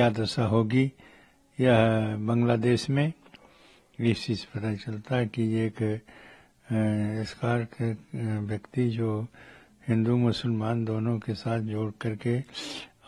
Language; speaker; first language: Hindi; native; Hindi